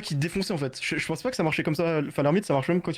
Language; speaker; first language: French; native; French